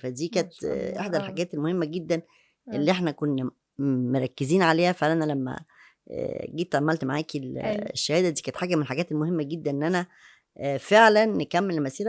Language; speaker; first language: Arabic; native; Arabic